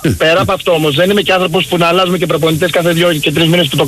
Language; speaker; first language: Greek; native; Greek